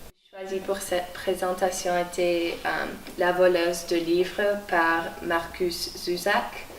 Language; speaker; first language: French; non-native, learner; English